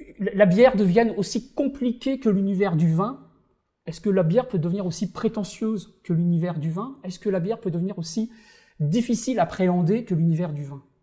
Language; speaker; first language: French; native; French